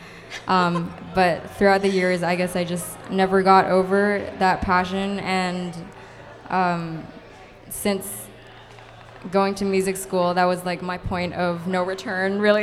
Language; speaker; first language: English; non-native, local second language; Cantonese